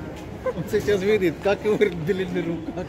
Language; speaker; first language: Russian; non-native, learner; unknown